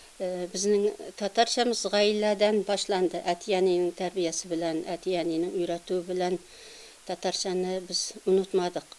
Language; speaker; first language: Tatar; early bilingual, heritage; Tatar